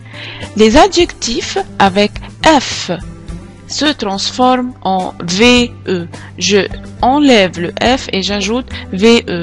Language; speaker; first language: French; non-native, fluent; Arabic